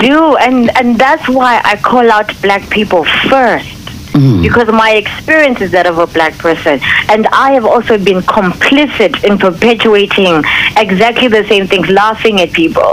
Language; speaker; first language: English; non-native, local second language; Zulu